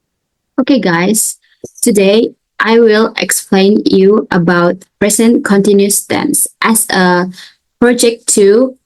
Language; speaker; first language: English; non-native, learner; Indonesian